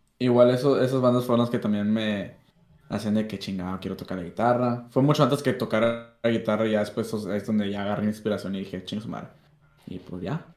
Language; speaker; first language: Spanish; native; Spanish